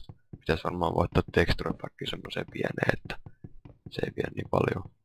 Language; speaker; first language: Finnish; native; Finnish